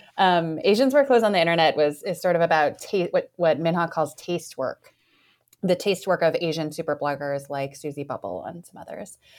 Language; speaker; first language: English; native; English